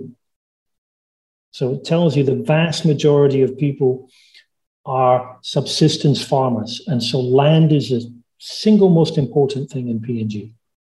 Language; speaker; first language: English; native; English